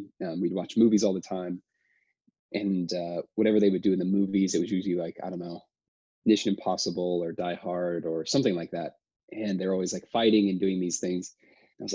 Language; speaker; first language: English; native; English